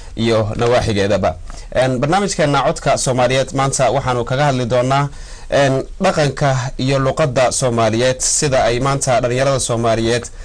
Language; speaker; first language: Somali; early bilingual, heritage; Somali